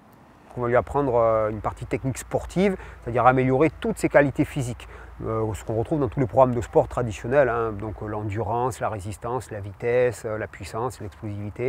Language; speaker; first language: French; native; French